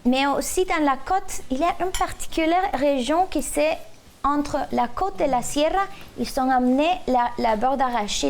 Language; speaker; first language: French; non-native, fluent; Spanish